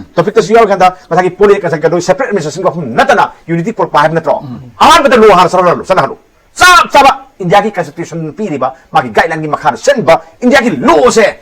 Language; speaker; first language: Manipuri; native; Manipuri